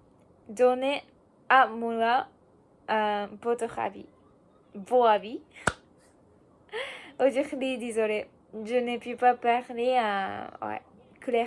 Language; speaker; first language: French; non-native, learner; Japanese